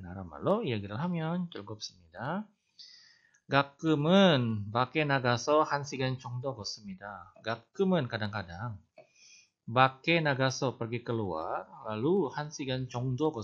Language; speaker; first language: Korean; non-native, fluent; Indonesian